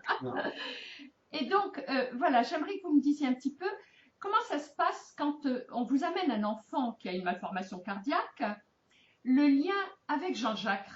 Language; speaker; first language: French; native; French